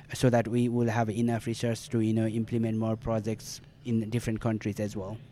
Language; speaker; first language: English; non-native, local second language; Nepali